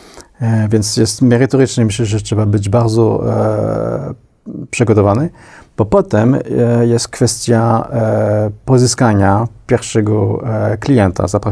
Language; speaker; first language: Polish; non-native, fluent; French